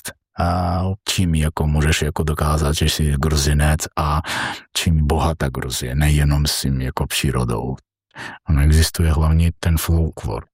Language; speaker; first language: Czech; non-native, learner; Georgian